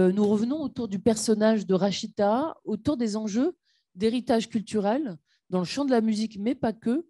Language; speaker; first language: French; native; French